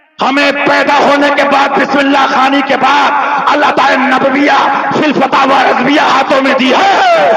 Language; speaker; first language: Urdu; native; Urdu